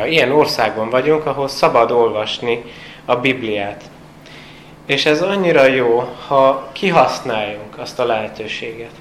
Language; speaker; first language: Hungarian; non-native, fluent; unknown